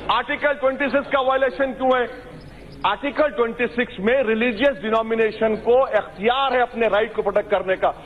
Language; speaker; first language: Hindi; non-native, local second language; Urdu